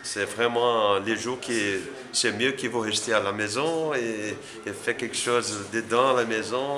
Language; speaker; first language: French; non-native, learner; Portuguese